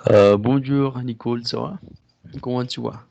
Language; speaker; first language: French; non-native, fluent; Spanish